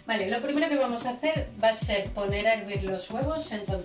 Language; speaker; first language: Spanish; native; Spanish